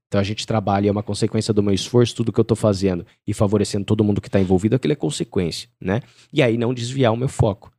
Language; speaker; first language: Portuguese; native; Portuguese